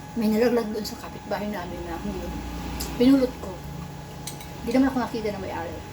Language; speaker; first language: Filipino; non-native, local second language; Bikol